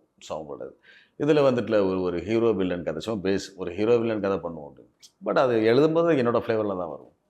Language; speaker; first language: Tamil; native; Tamil